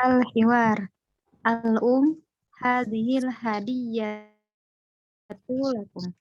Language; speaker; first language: Arabic; non-native, learner; Indonesian